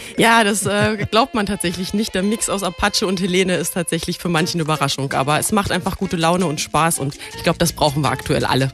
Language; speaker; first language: German; native; German